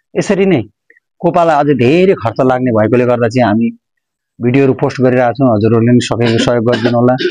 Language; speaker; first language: Nepali; native; Nepali